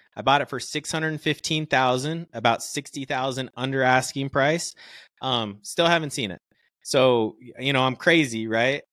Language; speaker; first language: English; native; English